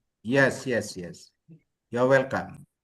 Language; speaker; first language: English; non-native, learner; Indonesian